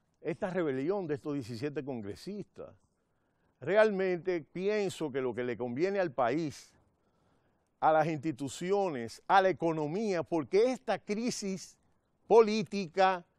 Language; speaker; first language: Spanish; native; Spanish